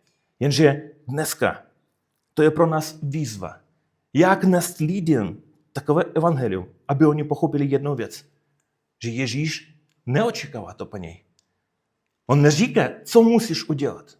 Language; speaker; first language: Czech; non-native, fluent; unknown